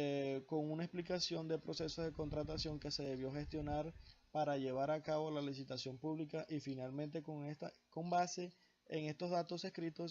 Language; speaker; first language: Spanish; native; Spanish